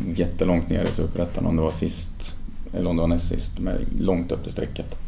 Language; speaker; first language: Swedish; native; Swedish